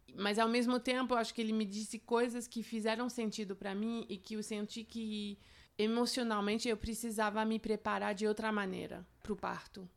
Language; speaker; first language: Portuguese; non-native, fluent; French